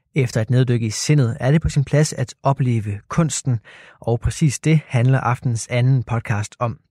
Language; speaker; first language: Danish; native; Danish